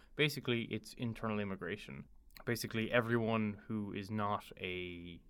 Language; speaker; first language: English; native; English